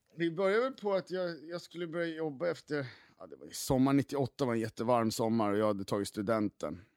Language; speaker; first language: Swedish; native; Swedish